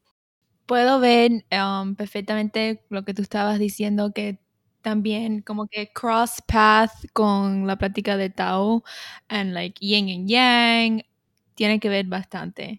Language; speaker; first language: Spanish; early bilingual, heritage; Spanish